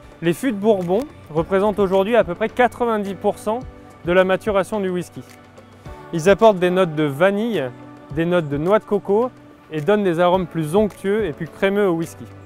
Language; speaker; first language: French; native; French